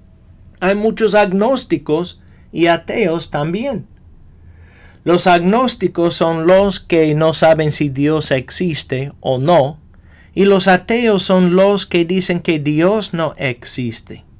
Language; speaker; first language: Spanish; non-native, fluent; English